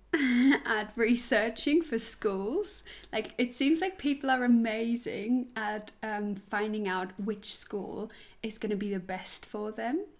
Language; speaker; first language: English; non-native, fluent; Swiss German